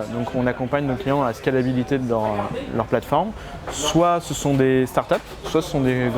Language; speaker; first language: French; native; French